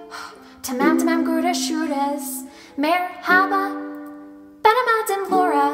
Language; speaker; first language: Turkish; non-native, learner; English